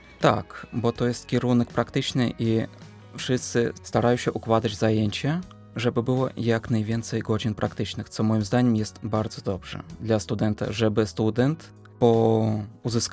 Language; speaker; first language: Polish; non-native, fluent; Russian